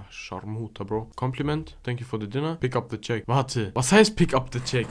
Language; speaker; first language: English; non-native, learner; German